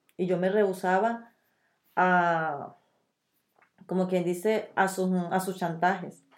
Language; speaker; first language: Spanish; native; Spanish